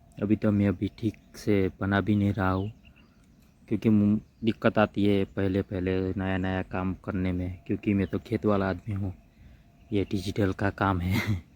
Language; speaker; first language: Hindi; non-native, local second language; Gujarati